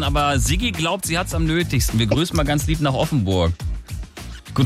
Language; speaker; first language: German; native; German